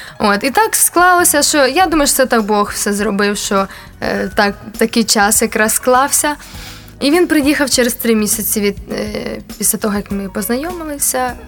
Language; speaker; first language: Ukrainian; non-native, local second language; Russian